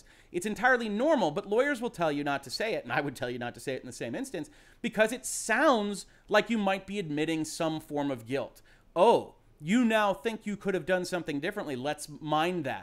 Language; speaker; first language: English; native; English